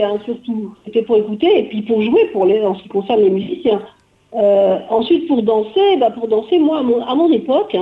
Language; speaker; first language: French; native; French